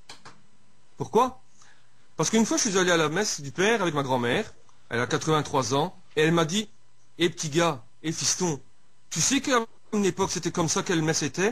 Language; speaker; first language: French; native; French